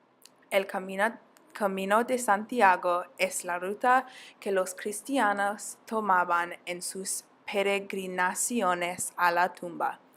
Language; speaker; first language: Spanish; non-native, learner; English